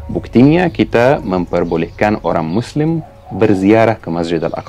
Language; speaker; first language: Indonesian; non-native, fluent; Arabic